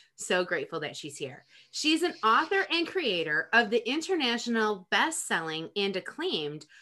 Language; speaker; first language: English; native; English